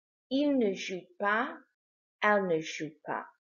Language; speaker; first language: French; non-native, fluent; English